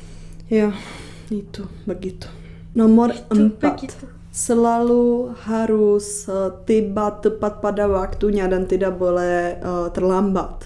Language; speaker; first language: Indonesian; non-native, fluent; Czech